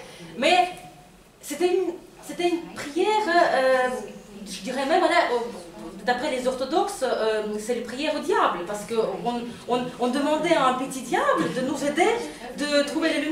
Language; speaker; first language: French; non-native, fluent; Russian